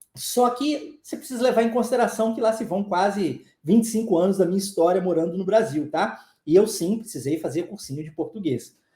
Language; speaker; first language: Portuguese; early bilingual, heritage; Portuguese